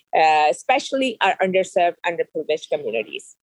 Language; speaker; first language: English; non-native, local second language; Urdu